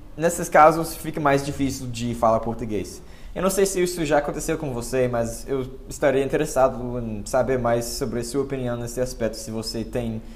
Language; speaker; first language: Portuguese; non-native, fluent; English